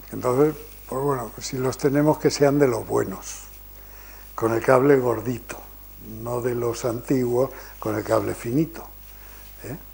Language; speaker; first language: Spanish; native; Spanish